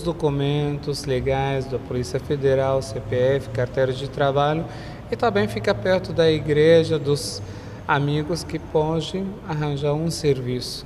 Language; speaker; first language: Portuguese; non-native, fluent; Arabic